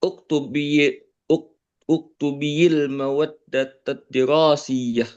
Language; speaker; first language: Arabic; non-native, learner; Indonesian